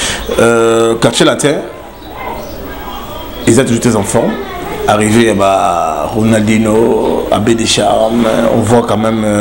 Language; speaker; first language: French; non-native, local second language; Lingala